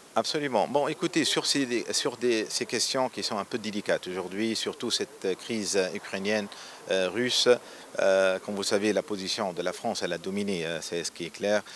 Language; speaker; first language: French; non-native, local second language; Arabic